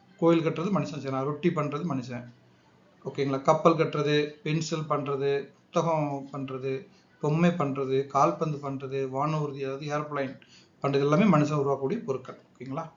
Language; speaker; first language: Tamil; native; Tamil